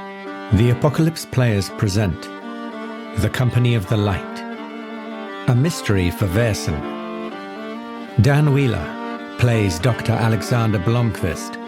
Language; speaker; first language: English; native; English